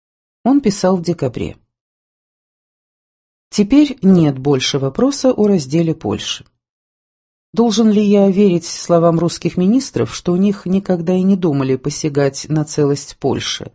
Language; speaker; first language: Russian; native; Russian